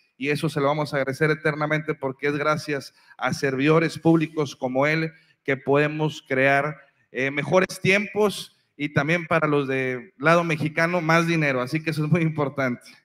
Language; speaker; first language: Spanish; native; Spanish